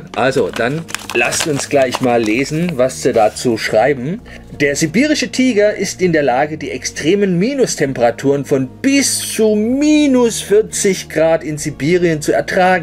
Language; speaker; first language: German; native; German